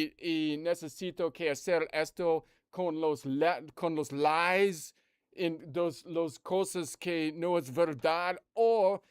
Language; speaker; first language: Spanish; non-native, learner; English